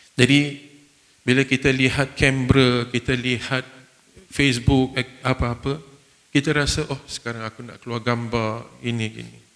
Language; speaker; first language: Malay; non-native, fluent; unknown